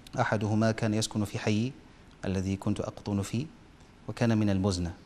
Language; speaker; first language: Arabic; non-native, fluent; German